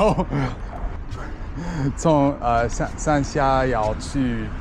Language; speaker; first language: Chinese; non-native, learner; English